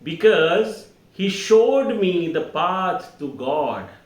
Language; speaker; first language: English; non-native, local second language; Hindi